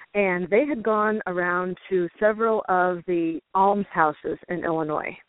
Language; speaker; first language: English; native; English